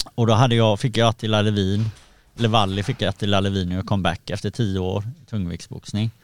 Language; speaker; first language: Swedish; native; Swedish